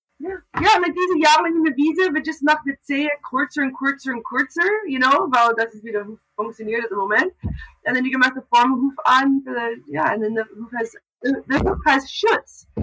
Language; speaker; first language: German; non-native, learner; English